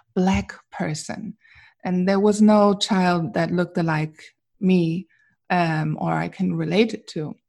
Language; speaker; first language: English; non-native, fluent; German